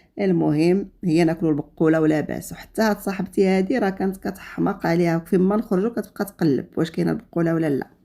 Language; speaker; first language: Arabic; native; Arabic